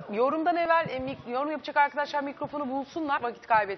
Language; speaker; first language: Turkish; native; Turkish